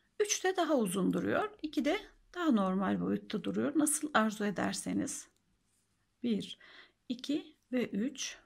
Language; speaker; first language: Turkish; native; Turkish